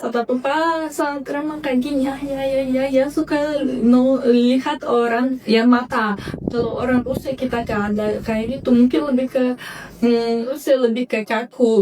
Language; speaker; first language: Indonesian; non-native, learner; Russian